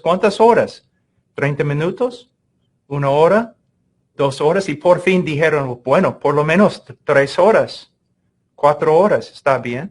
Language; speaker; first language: Spanish; non-native, fluent; English